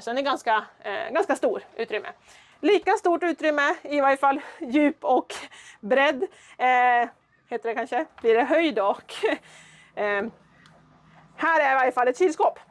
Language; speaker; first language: Swedish; native; Swedish